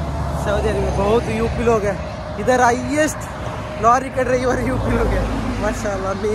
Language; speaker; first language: Hindi; non-native, local second language; Kannada